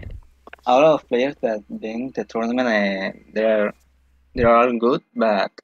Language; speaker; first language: English; non-native, fluent; Spanish